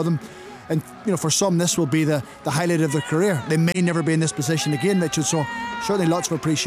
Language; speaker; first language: English; native; English